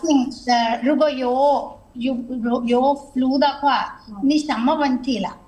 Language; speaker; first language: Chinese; non-native, learner; Telugu